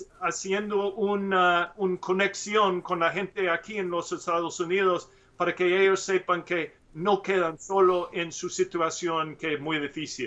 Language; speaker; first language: Spanish; non-native, learner; English